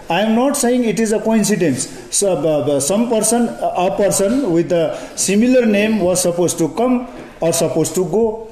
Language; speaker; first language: English; non-native, local second language; Nepali